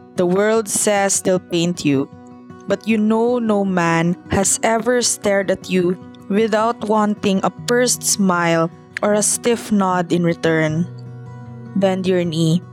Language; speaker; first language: English; non-native, local second language; Cebuano